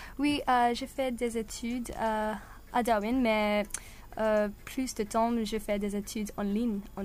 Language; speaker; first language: French; non-native, learner; English